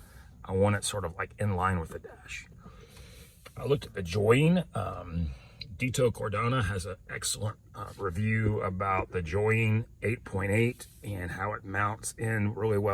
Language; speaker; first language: English; native; English